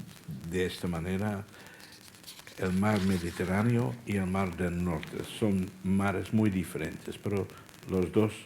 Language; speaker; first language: Spanish; non-native, fluent; Dutch